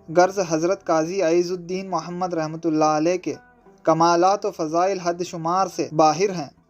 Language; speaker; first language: Urdu; native; Urdu